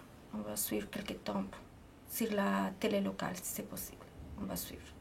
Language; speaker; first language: French; non-native, fluent; Spanish